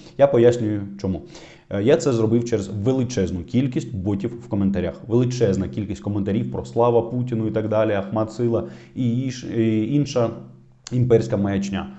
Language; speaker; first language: Ukrainian; non-native, local second language; Russian